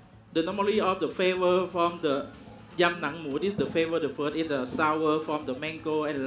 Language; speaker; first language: English; non-native, learner; Thai